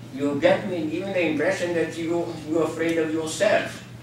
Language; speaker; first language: English; non-native, fluent; Norwegian